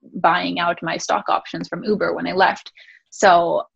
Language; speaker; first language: English; early bilingual, other home language; Spanish